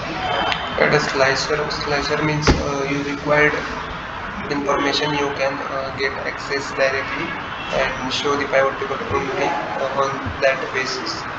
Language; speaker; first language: English; non-native, learner; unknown